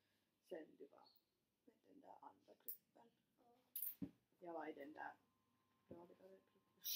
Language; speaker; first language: Swedish; non-native, fluent; Finnish